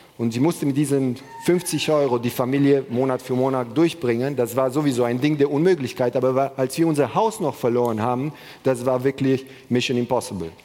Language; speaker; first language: German; non-native, fluent; Romanian